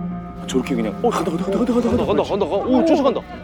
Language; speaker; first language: Korean; native; Korean